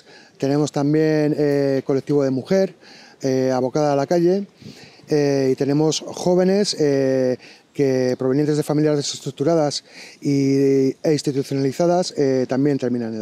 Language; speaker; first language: Spanish; native; Spanish